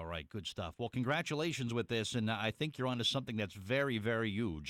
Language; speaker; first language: English; native; English